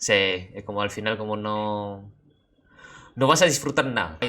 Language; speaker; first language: Spanish; non-native, learner; Indonesian